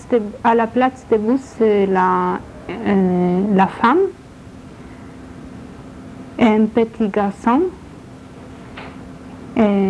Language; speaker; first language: French; non-native, learner; Polish